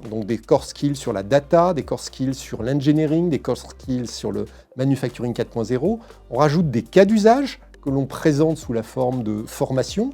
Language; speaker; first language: French; native; French